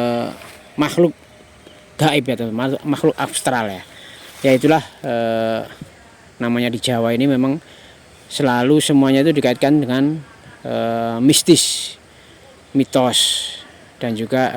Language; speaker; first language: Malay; non-native, local second language; Javanese